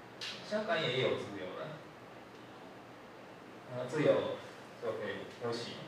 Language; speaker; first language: Chinese; non-native, learner; Japanese